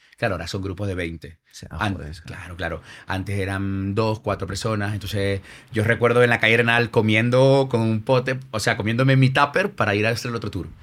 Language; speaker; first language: Spanish; native; Spanish